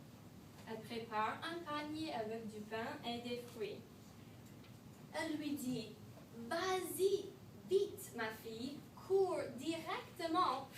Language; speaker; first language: French; non-native, fluent; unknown